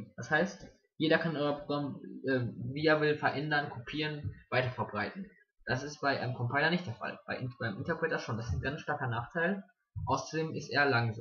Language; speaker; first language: German; native; German